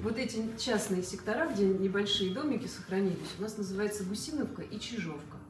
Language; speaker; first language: Russian; native; Russian